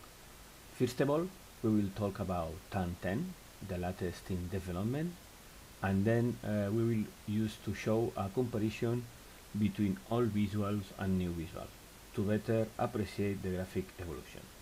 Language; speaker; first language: English; non-native, fluent; Spanish